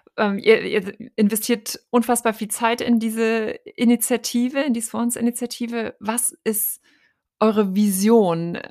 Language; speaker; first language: German; native; German